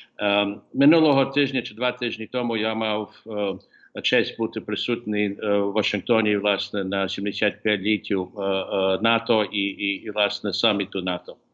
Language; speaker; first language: Ukrainian; early bilingual, heritage; Ukrainian